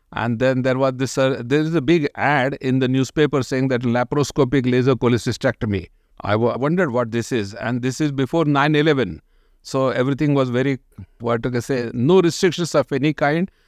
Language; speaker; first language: English; non-native, local second language; Marathi